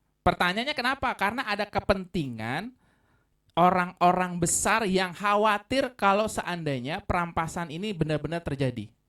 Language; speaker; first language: Indonesian; native; Indonesian